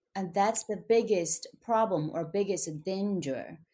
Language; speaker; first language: English; non-native, fluent; Chinese